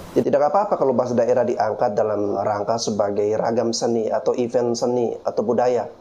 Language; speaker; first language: Indonesian; native; Indonesian